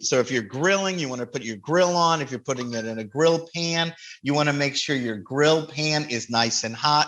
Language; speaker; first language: English; native; English